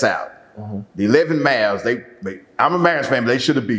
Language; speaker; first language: English; native; English